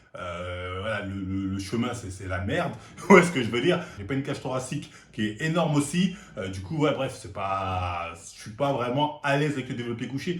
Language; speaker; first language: French; native; French